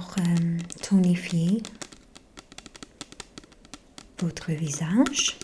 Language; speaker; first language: French; non-native, fluent; English